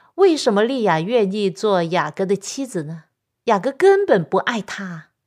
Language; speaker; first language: Chinese; non-native, local second language; Cantonese